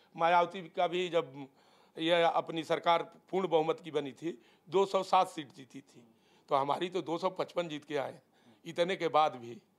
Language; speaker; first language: Hindi; native; Hindi